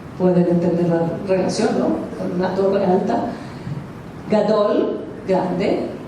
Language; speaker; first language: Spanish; non-native, fluent; Hebrew